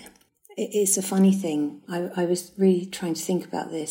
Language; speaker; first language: English; native; English